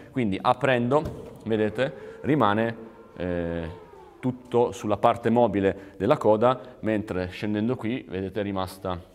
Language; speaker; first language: Italian; native; Italian